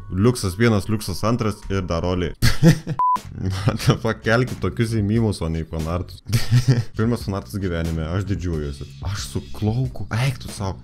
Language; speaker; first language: Lithuanian; native; Lithuanian